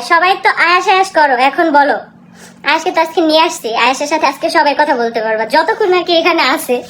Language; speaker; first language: Bangla; native; Bangla